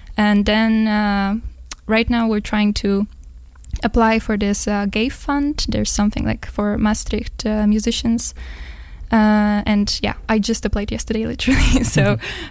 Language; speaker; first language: English; non-native, fluent; Polish